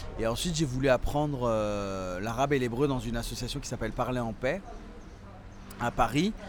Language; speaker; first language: French; early bilingual, other home language; Central Atlas Tamazight